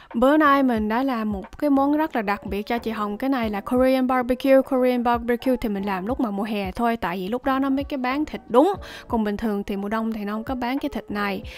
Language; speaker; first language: Vietnamese; early bilingual, heritage; Vietnamese